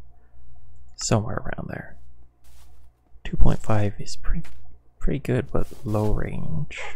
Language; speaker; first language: English; native; English